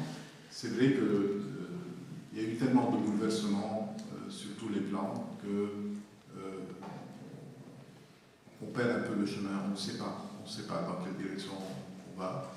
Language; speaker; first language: French; non-native, local second language; Arabic